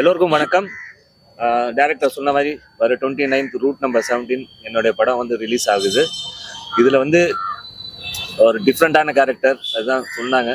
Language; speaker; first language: Tamil; native; Tamil